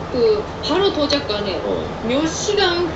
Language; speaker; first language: Korean; non-native, fluent; Japanese